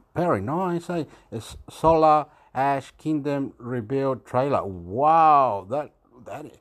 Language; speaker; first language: English; non-native, fluent; Spanish